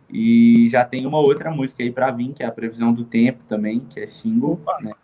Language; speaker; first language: Portuguese; native; Portuguese